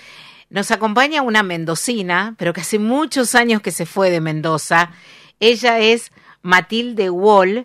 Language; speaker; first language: Spanish; native; Spanish